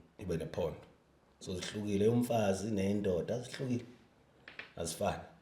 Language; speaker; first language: Zulu; native; Zulu